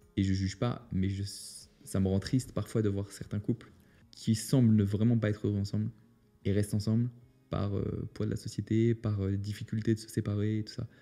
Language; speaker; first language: French; native; French